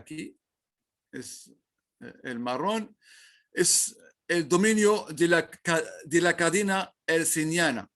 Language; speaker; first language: Spanish; non-native, learner; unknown